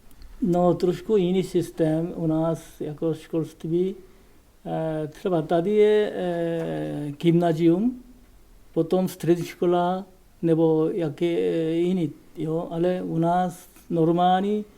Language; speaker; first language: Czech; non-native, learner; Korean